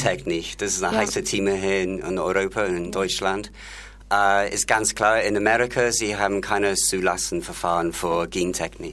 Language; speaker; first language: German; non-native, learner; English